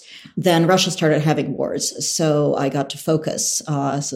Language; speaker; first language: English; early bilingual, other home language; Russian